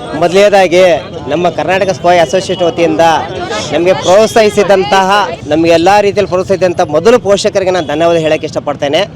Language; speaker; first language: Kannada; native; Kannada